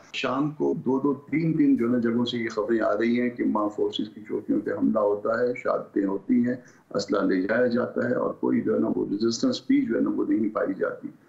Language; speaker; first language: Urdu; non-native, local second language; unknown